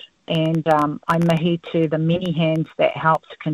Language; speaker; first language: English; native; English